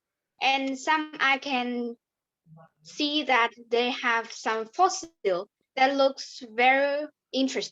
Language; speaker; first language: English; non-native, learner; Vietnamese